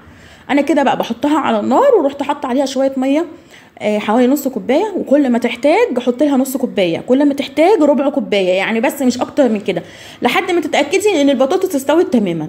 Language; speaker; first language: Arabic; native; Arabic